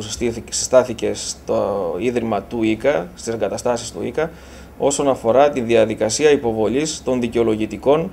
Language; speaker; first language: Greek; native; Greek